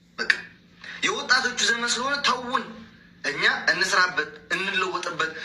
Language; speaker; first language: Amharic; native; Amharic